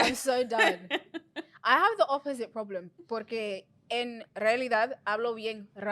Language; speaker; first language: Spanish; non-native, fluent; English